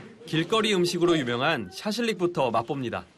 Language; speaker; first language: Korean; native; Korean